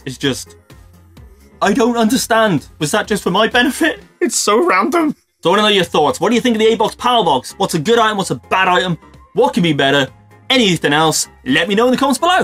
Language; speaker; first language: English; native; English